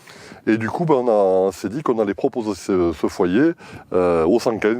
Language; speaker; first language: French; native; French